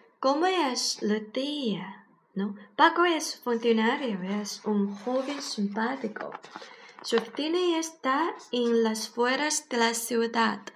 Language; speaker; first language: Spanish; non-native, learner; Chinese